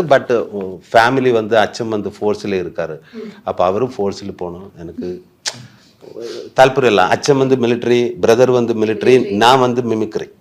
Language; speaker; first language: Tamil; non-native, learner; Malayalam